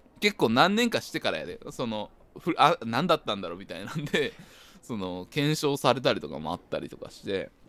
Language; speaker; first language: Japanese; native; Japanese